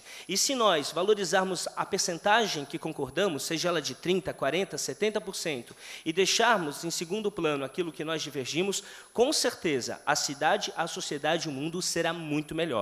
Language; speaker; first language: Portuguese; native; Portuguese